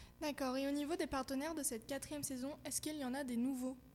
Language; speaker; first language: French; native; French